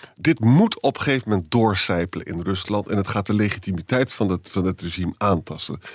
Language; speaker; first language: Dutch; native; Dutch